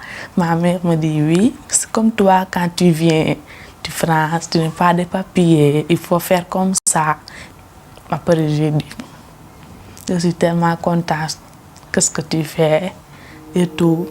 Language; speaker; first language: French; non-native, learner; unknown